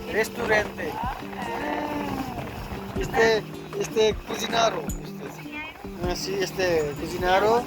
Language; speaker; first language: Portuguese; non-native, learner; Nepali